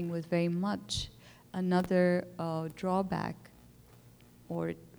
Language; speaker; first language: English; non-native, local second language; Urdu